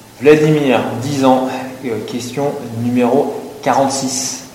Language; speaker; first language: French; native; French